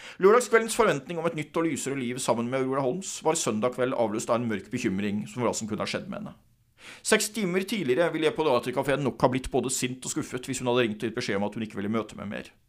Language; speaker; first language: Norwegian; native; Norwegian